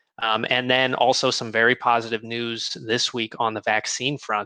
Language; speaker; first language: English; native; English